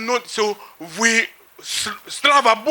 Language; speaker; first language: Russian; non-native, fluent; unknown